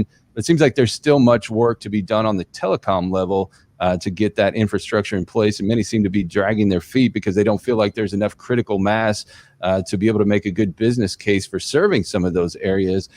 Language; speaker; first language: English; native; English